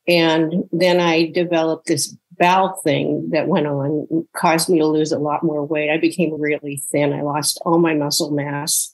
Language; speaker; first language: English; native; English